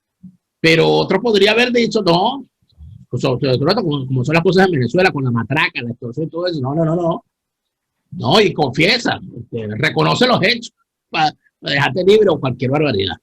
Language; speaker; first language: Spanish; native; Spanish